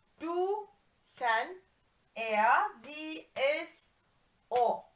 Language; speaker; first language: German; non-native, fluent; Turkish